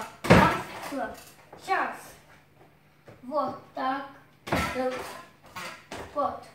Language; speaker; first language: Russian; non-native, learner; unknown